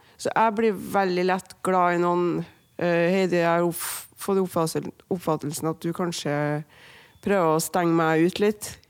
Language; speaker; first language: Norwegian; native; Norwegian